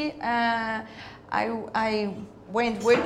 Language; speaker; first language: English; non-native, fluent; Spanish